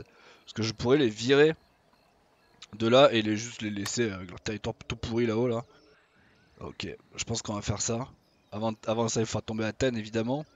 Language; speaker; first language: French; native; French